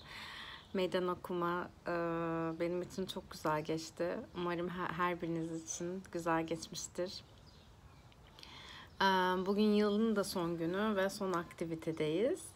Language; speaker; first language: Turkish; native; Turkish